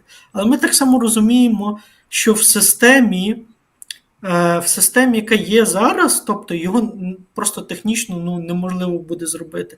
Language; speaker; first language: Ukrainian; native; Ukrainian